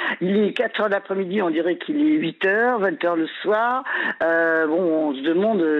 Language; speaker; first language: French; native; French